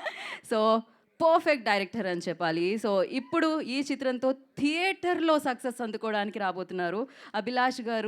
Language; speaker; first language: Telugu; native; Telugu